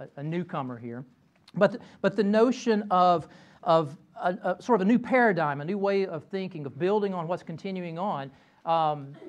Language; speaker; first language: English; native; English